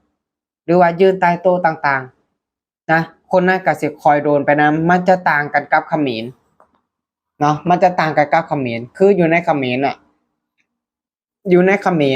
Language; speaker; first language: Thai; non-native, local second language; Lao